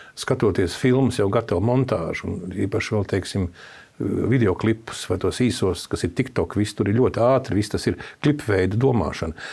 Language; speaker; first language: Latvian; native; Latvian